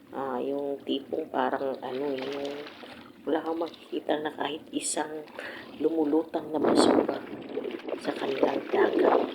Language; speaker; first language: Filipino; non-native, local second language; Cebuano